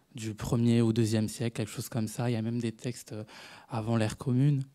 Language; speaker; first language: French; non-native, fluent; Tamil